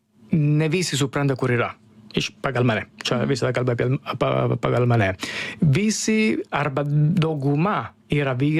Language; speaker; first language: Lithuanian; non-native, fluent; Italian